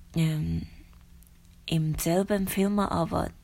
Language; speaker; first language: German; non-native, learner; Japanese